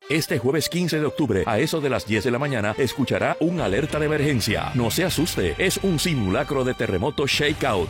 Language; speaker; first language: Spanish; native; Spanish